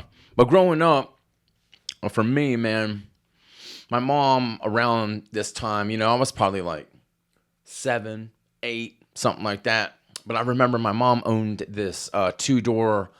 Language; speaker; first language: English; native; English